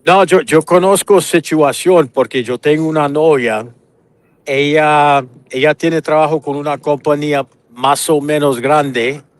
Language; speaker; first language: Spanish; non-native, learner; English